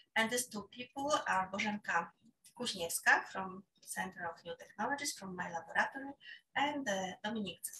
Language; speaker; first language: English; non-native, fluent; Polish